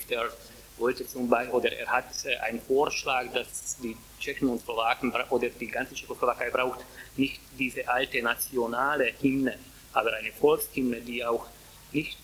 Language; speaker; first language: German; non-native, fluent; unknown